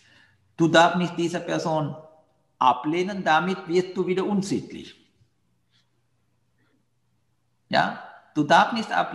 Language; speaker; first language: German; non-native, fluent; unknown